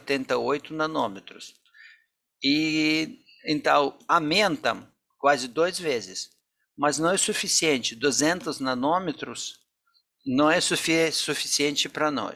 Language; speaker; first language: Portuguese; non-native, fluent; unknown